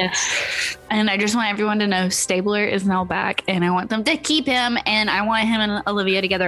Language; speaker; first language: English; native; English